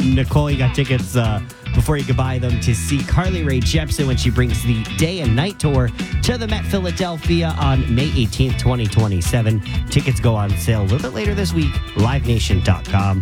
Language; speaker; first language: English; native; English